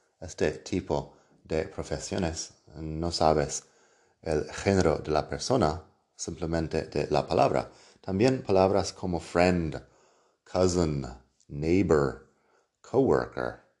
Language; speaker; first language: Spanish; non-native, fluent; English